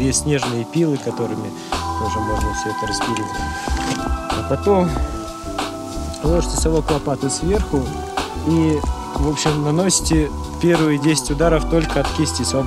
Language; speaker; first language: Russian; native; Russian